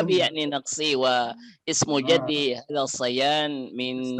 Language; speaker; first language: Arabic; non-native, fluent; Indonesian